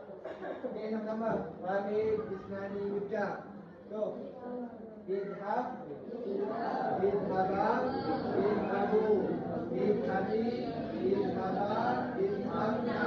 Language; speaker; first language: Arabic; non-native, fluent; Malay